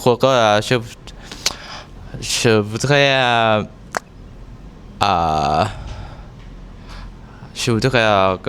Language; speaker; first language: French; non-native, learner; Thai